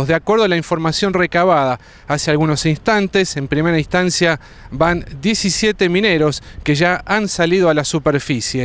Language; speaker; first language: Spanish; native; Spanish